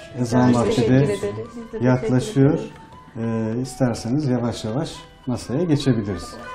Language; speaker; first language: Turkish; native; Turkish